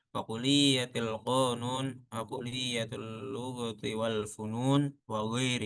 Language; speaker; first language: Arabic; non-native, learner; Indonesian